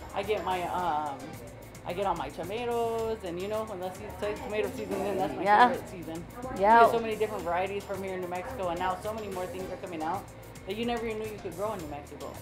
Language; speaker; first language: English; native; English